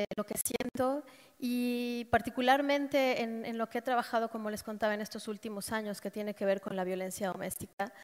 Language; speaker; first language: Spanish; native; Spanish